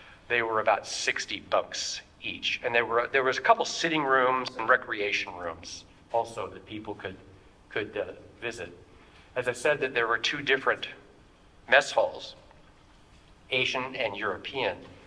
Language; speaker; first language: English; native; English